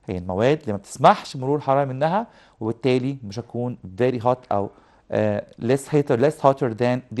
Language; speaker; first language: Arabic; native; Arabic